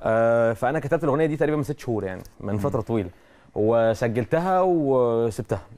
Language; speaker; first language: Arabic; native; Arabic